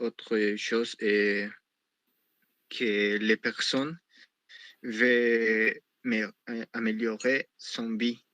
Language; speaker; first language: French; non-native, learner; Spanish